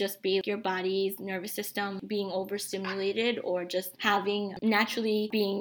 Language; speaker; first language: English; early bilingual, other home language; Bangla